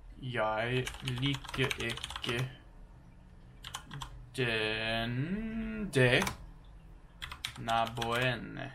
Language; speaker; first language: Norwegian; non-native, learner; English